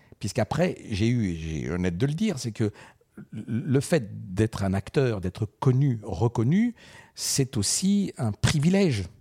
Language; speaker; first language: French; early bilingual, other home language; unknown